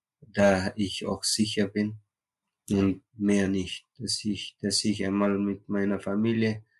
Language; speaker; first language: German; non-native, learner; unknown